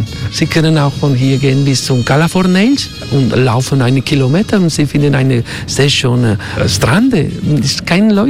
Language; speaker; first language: German; non-native, learner; Spanish